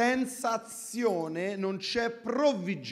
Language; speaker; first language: Italian; native; Italian